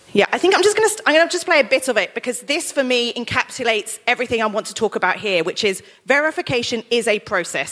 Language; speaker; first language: English; native; English